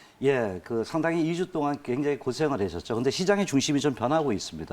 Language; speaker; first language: Korean; native; Korean